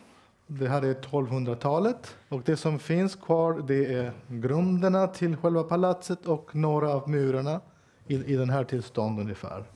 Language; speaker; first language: Swedish; non-native, fluent; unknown